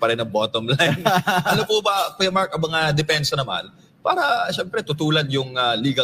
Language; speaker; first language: Filipino; native; Filipino